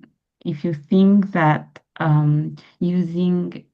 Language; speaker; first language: English; non-native, fluent; French